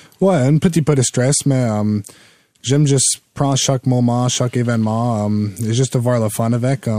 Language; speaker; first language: French; non-native, local second language; English